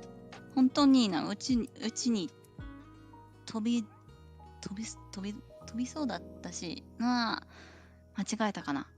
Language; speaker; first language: Japanese; non-native, learner; English